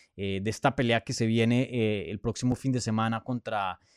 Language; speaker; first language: Spanish; native; Spanish